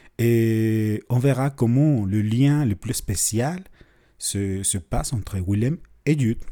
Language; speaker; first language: French; non-native, fluent; Spanish